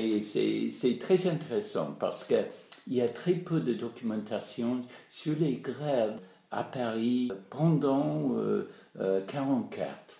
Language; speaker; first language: French; non-native, fluent; English